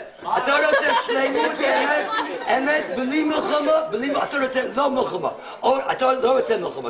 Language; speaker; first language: Hebrew; non-native, fluent; English